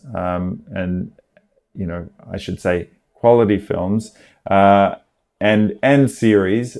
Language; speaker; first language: English; native; English